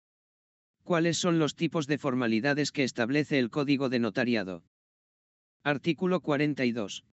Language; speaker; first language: Spanish; native; Spanish